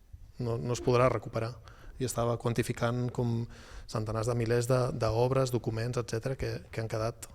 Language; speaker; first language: Catalan; native; Catalan